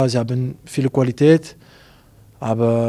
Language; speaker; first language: German; non-native, learner; French